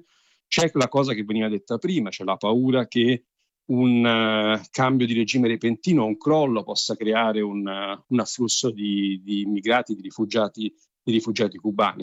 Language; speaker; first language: Italian; native; Italian